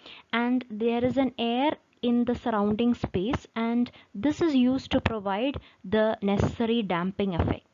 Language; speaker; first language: English; non-native, local second language; Malayalam